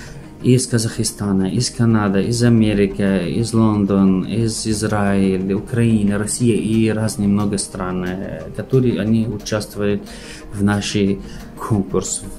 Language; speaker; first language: Russian; non-native, fluent; Arabic